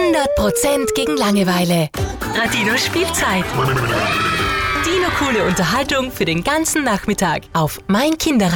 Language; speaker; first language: German; native; German